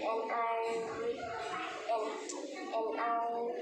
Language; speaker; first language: English; non-native, learner; Vietnamese